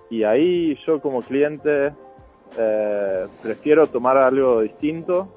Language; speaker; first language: Spanish; non-native, fluent; Norwegian